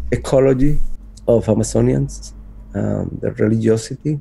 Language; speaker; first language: English; non-native, fluent; Spanish